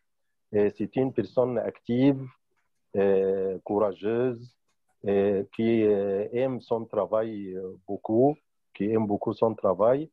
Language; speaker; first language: French; non-native, fluent; Arabic